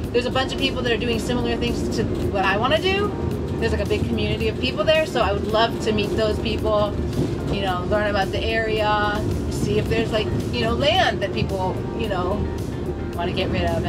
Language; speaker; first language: English; native; English